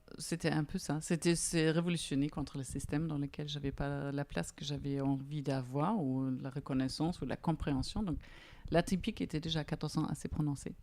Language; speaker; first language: French; non-native, fluent; German